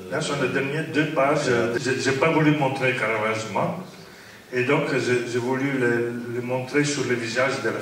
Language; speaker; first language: French; non-native, fluent; Italian